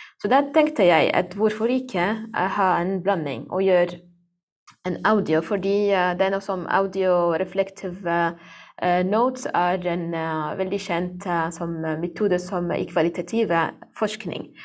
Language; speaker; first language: Norwegian; non-native, learner; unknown